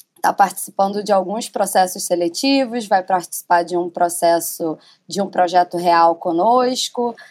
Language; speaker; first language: Portuguese; native; Portuguese